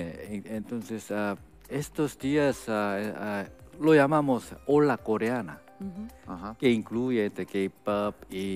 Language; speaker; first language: Spanish; non-native, fluent; Korean